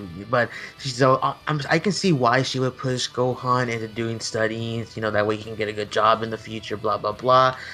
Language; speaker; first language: English; native; English